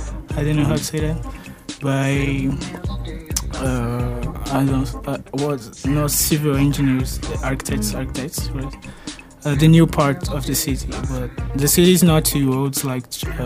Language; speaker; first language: English; non-native, fluent; Portuguese